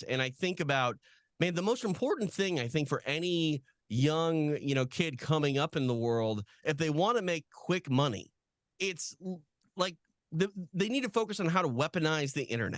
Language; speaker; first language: English; native; English